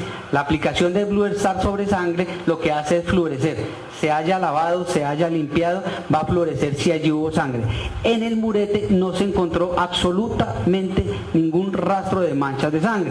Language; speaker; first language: Spanish; native; Spanish